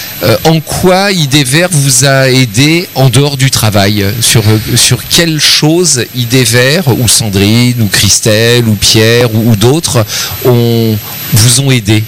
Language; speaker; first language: French; native; French